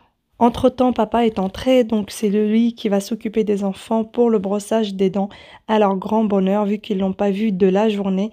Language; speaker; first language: French; native; French